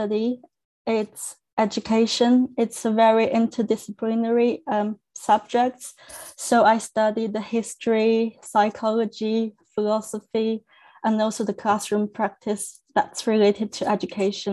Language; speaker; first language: English; non-native, fluent; Chinese